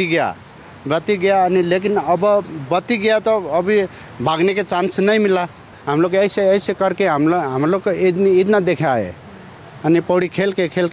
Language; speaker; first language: Hindi; non-native, learner; Nepali